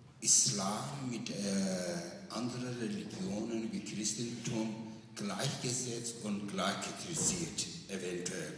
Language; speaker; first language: German; non-native, learner; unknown